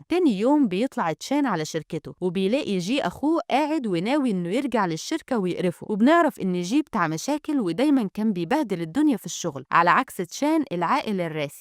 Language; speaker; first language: Arabic; native; Arabic